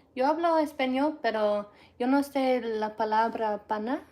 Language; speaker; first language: Spanish; non-native, learner; English